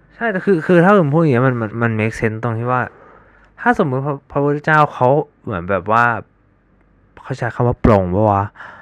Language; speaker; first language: Thai; native; Thai